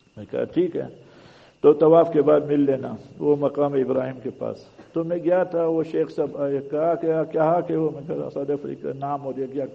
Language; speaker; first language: Urdu; native; Urdu